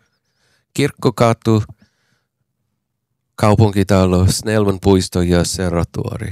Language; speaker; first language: Finnish; non-native, fluent; English